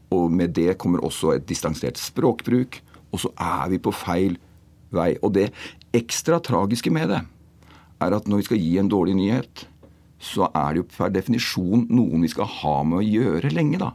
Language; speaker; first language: Norwegian; native; Norwegian